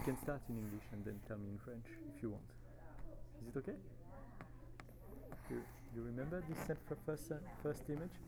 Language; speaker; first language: English; non-native, fluent; French